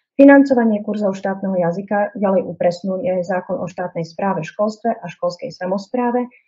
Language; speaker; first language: Slovak; native; Slovak